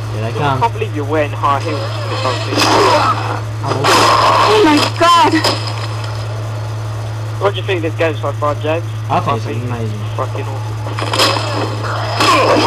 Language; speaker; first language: English; native; English